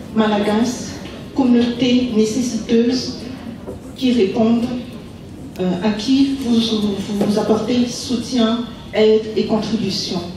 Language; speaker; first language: French; non-native, local second language; Malagasy